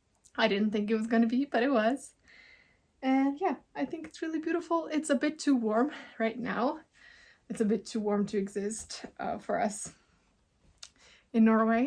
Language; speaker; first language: English; non-native, fluent; Norwegian